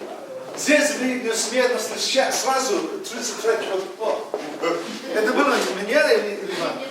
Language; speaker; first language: Russian; non-native, learner; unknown